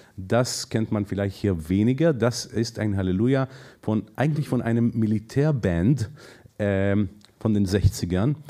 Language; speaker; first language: German; non-native, fluent; Hebrew